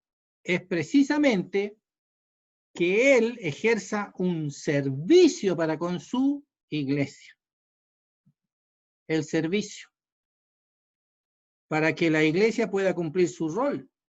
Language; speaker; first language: Spanish; native; Spanish